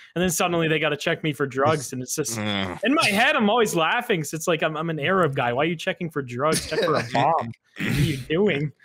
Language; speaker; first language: English; native; English